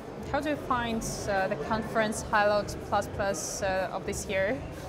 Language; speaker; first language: English; non-native, fluent; Russian